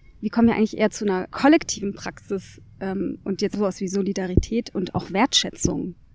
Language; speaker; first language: German; native; German